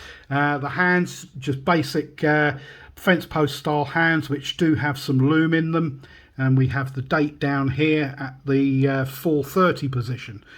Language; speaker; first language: English; native; English